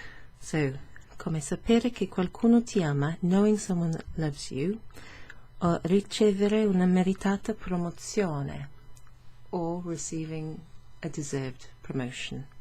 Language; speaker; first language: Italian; non-native, fluent; English